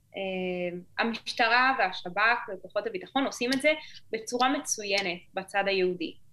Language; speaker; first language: Hebrew; native; Hebrew